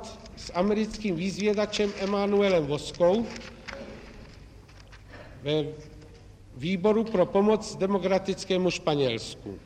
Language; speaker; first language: Czech; native; Czech